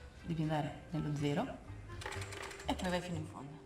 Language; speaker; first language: Italian; native; Italian